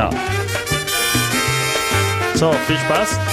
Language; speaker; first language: German; non-native, learner; Spanish